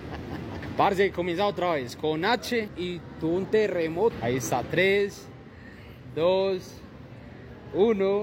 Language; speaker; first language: Spanish; native; Spanish